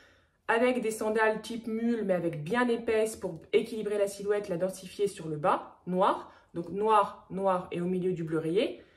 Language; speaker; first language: French; native; French